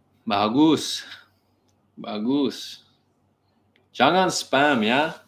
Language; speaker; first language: Indonesian; non-native, learner; English